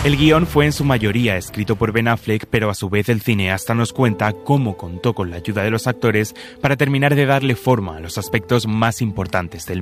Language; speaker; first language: Spanish; native; Spanish